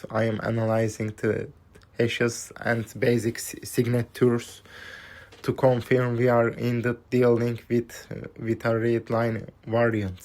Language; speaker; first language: English; non-native, fluent; Turkish